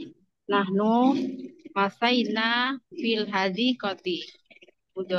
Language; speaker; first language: Arabic; non-native, learner; Indonesian